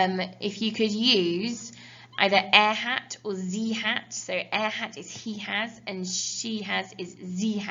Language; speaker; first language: German; non-native, fluent; English